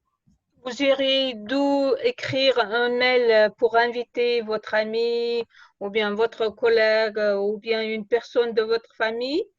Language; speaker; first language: French; non-native, fluent; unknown